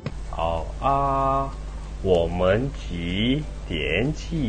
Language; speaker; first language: Chinese; non-native, learner; Malay